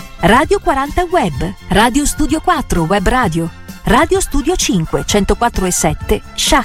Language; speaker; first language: Italian; native; Italian